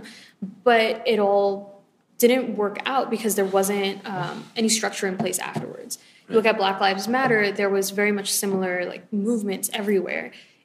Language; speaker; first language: English; native; English